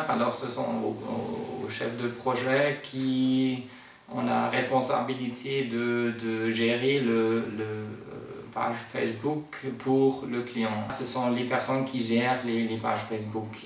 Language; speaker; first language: French; non-native, fluent; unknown